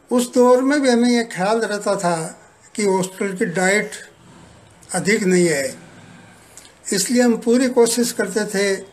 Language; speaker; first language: Hindi; native; Hindi